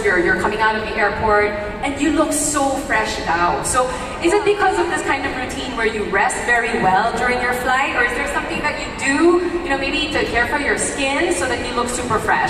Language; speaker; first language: English; non-native, local second language; Filipino